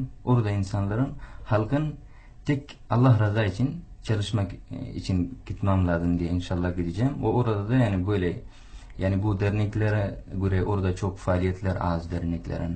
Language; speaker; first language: Turkish; non-native, fluent; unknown